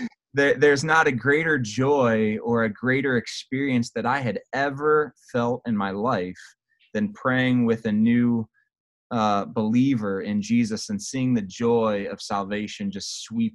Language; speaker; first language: English; native; English